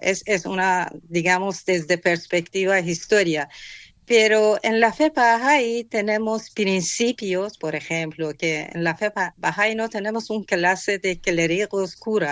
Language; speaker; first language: Spanish; non-native, fluent; Persian